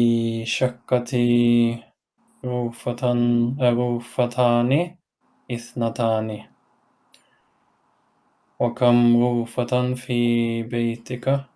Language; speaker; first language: Arabic; non-native, learner; Norwegian